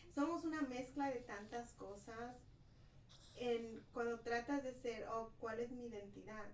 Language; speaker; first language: Spanish; early bilingual, other home language; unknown